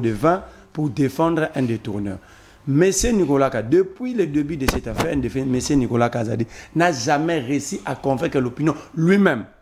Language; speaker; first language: French; non-native, local second language; Lingala